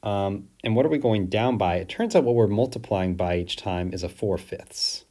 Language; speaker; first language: English; native; English